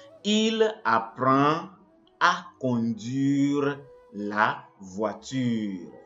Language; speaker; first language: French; non-native, fluent; English